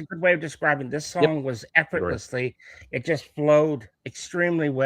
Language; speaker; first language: English; native; English